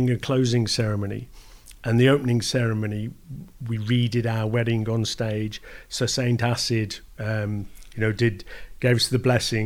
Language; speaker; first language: English; native; English